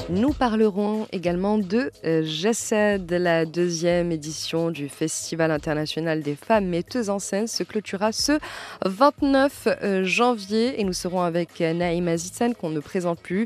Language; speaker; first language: French; non-native, local second language; Arabic